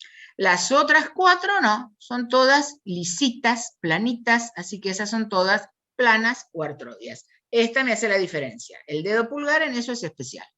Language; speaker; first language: Spanish; native; Spanish